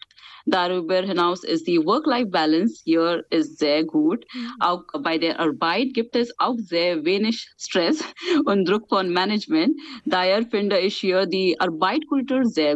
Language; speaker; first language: German; non-native, fluent; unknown